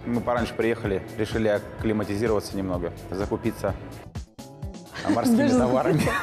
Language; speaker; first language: Russian; native; Russian